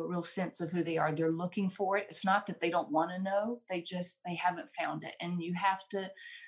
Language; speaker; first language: English; native; English